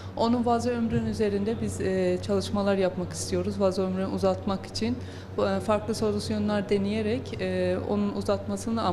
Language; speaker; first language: Turkish; non-native, fluent; Persian